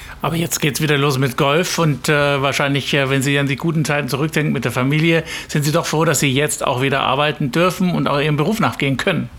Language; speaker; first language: German; native; German